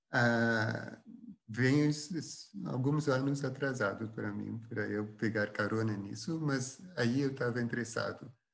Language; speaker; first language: Portuguese; non-native, fluent; Dutch